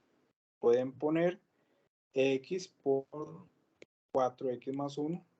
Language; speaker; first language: Spanish; native; Spanish